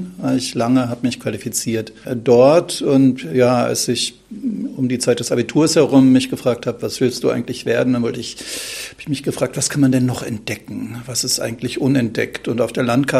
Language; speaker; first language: German; native; German